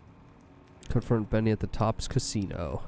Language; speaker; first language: English; native; English